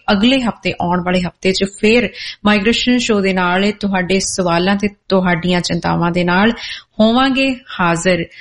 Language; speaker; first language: Punjabi; native; Punjabi